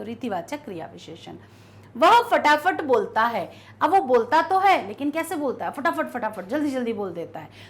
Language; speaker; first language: Hindi; native; Hindi